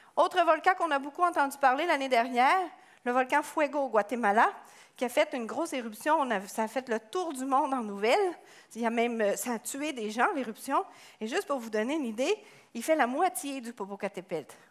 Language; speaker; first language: French; native; French